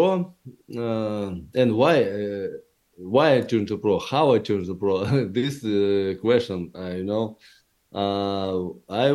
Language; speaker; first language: English; non-native, learner; Russian